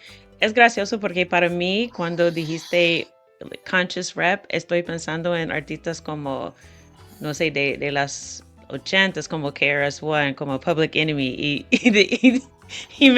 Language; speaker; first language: Spanish; non-native, fluent; English